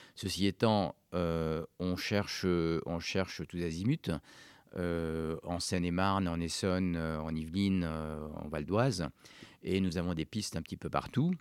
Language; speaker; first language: French; non-native, local second language; Arabic